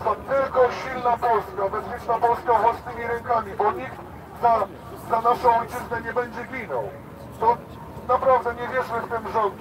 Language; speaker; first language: Polish; native; Polish